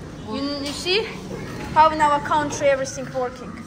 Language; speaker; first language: English; non-native, learner; Azerbaijani